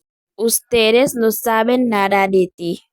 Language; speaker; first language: Spanish; non-native, learner; Haitian Creole